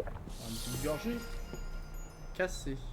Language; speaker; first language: French; native; French